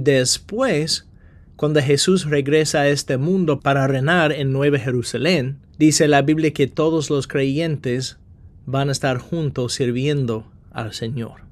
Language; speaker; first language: Spanish; non-native, fluent; English